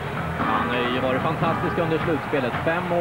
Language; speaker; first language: Swedish; native; Swedish